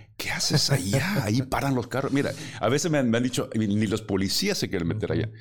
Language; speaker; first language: Spanish; early bilingual, heritage; Spanish